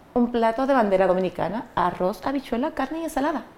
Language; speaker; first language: Spanish; native; Spanish